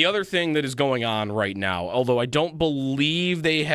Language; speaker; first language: English; native; English